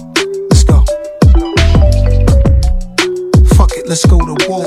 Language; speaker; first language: English; native; English